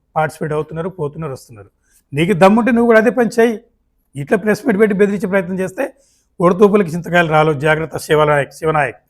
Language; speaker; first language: Telugu; native; Telugu